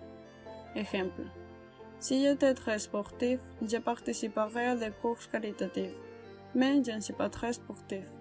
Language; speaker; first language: French; non-native, fluent; Spanish